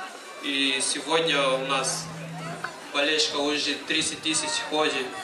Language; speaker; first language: Russian; non-native, learner; Portuguese